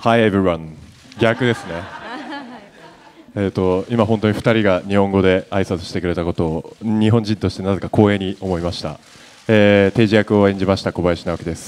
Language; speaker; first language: Japanese; native; Japanese